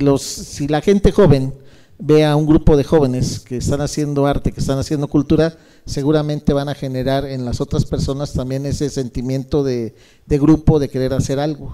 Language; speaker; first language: Spanish; native; Spanish